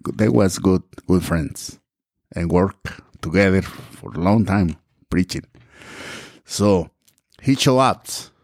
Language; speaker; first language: English; non-native, learner; Spanish